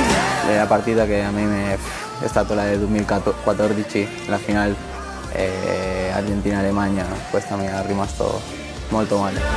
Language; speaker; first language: Italian; non-native, fluent; Spanish